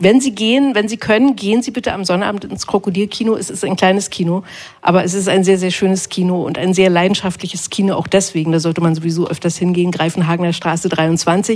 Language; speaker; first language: German; native; German